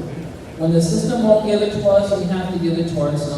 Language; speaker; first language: English; native; English